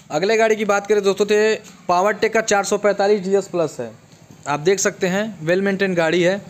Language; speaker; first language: Hindi; native; Hindi